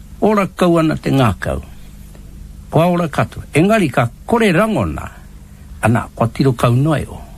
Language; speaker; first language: Māori; native; Māori